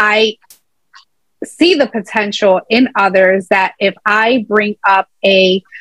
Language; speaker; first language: English; native; English